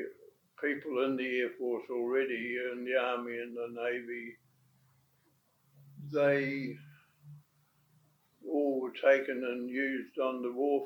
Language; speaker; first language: English; native; English